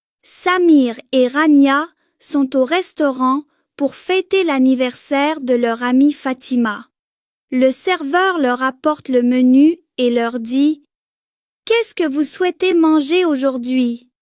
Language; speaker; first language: French; non-native, local second language; Arabic